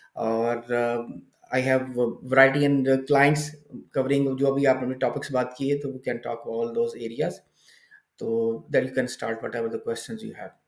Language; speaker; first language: Urdu; native; Urdu